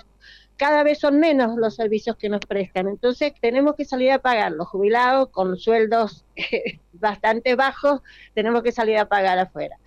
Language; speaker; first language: Spanish; native; Spanish